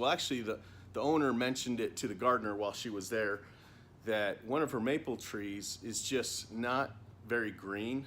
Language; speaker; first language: English; native; English